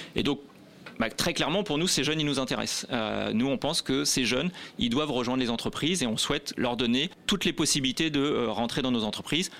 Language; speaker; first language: French; native; French